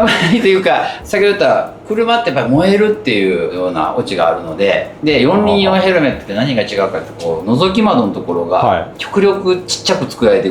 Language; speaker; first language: Japanese; native; Japanese